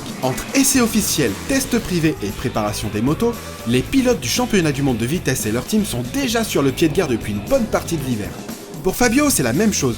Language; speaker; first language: French; native; French